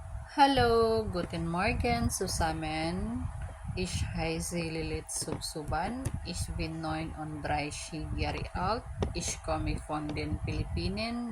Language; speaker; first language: German; non-native, learner; Filipino